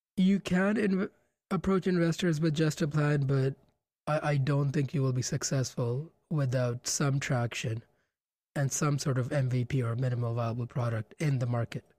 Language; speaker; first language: English; non-native, local second language; Hindi